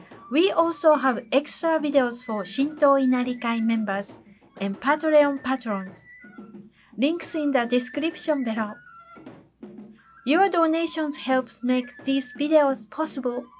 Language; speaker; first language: English; non-native, fluent; Japanese